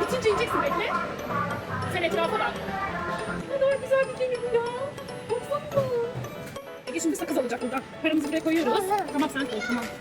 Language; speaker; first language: Turkish; native; Turkish